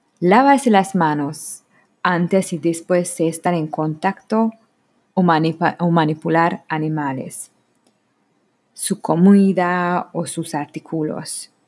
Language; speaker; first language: Spanish; non-native, learner; Hungarian